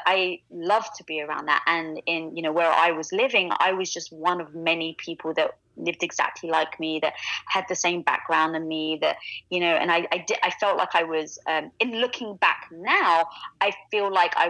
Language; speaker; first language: English; native; English